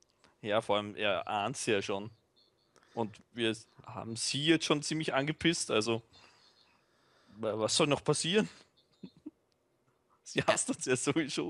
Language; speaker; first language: German; native; German